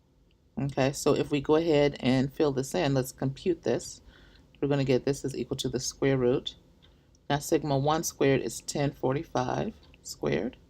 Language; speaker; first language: English; native; English